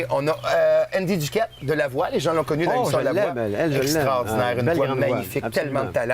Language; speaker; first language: French; native; French